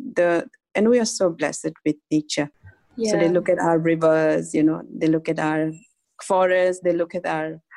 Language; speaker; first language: English; non-native, local second language; Adi